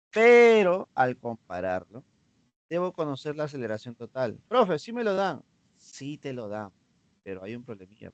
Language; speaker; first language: Spanish; native; Spanish